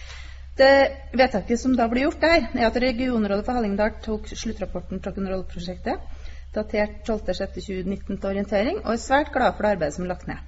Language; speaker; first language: Norwegian; native; Norwegian